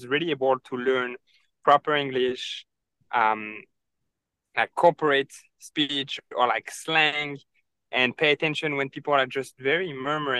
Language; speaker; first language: English; non-native, fluent; French